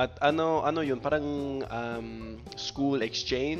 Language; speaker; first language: Filipino; non-native, fluent; English